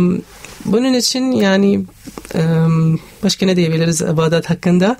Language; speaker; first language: Turkish; non-native, fluent; Arabic